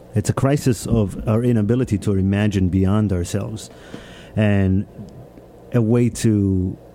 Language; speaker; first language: English; early bilingual, other home language; Hebrew